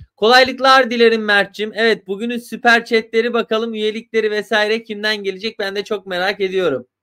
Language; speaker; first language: Turkish; native; Turkish